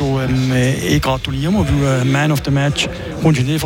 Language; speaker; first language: German; native; German